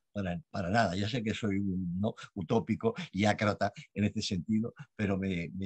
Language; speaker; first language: Spanish; native; Spanish